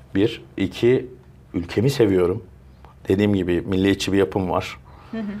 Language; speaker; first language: Turkish; early bilingual, other home language; English